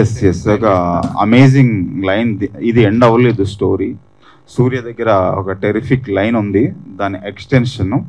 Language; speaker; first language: Telugu; native; Telugu